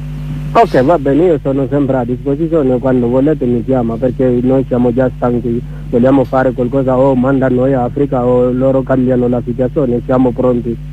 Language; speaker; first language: Italian; non-native, learner; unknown